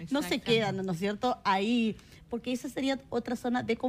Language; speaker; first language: Spanish; native; Spanish